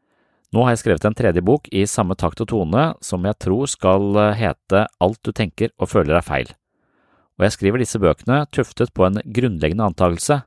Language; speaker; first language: Norwegian; native; Norwegian